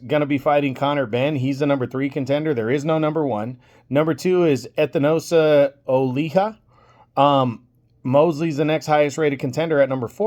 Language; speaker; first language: English; native; English